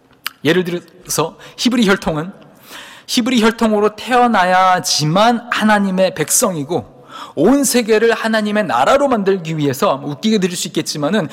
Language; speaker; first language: Korean; native; Korean